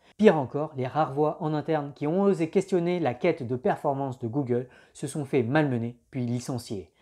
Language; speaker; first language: French; native; French